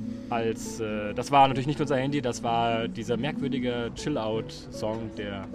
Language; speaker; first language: German; native; German